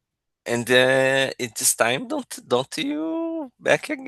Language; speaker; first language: English; non-native, learner; Portuguese